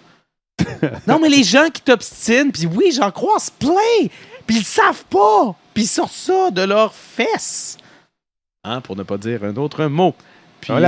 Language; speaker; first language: French; native; French